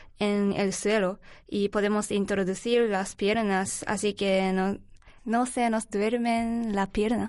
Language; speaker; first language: Spanish; non-native, learner; Japanese